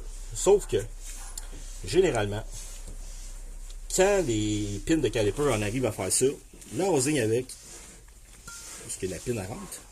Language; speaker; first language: French; native; French